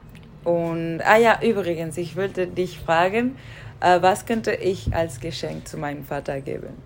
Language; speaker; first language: German; non-native, learner; Spanish